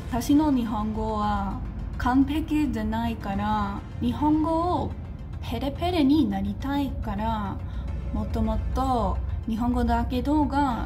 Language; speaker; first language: Japanese; non-native, learner; English